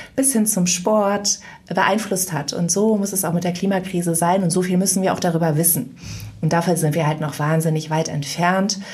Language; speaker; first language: German; native; German